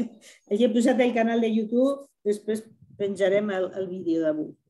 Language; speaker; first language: Catalan; non-native, fluent; Spanish